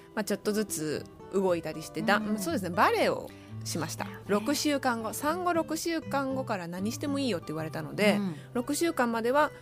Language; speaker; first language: Japanese; native; Japanese